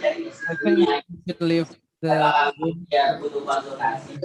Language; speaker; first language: English; non-native, fluent; Indonesian